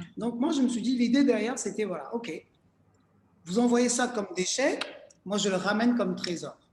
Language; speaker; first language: French; early bilingual, other home language; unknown